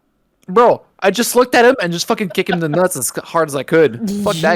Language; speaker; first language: English; native; English